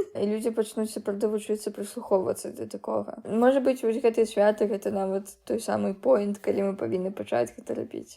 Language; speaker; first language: Belarusian; non-native, local second language; Russian